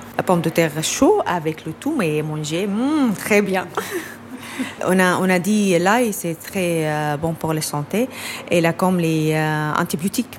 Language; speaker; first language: French; non-native, learner; Arabic